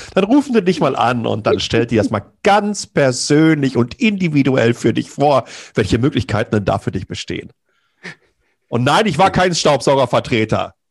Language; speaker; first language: German; native; German